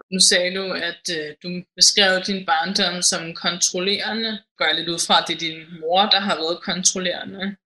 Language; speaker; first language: Danish; native; Danish